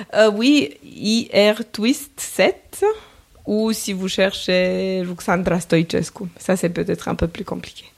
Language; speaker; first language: French; non-native, fluent; Romanian